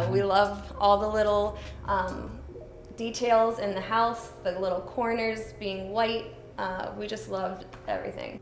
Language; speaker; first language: English; native; English